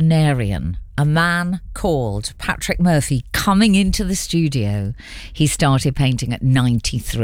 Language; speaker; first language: English; native; English